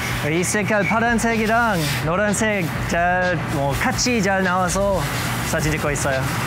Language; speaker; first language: Korean; non-native, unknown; English